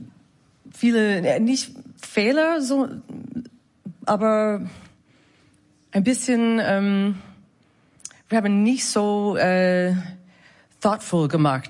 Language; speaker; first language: German; non-native, fluent; English